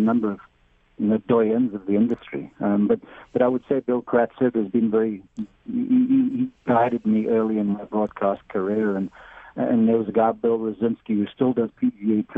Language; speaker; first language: English; native; English